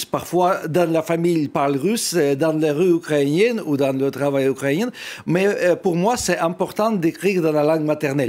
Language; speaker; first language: French; non-native, fluent; Russian